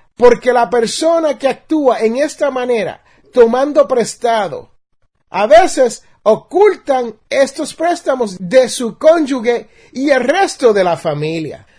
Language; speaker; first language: Spanish; native; Spanish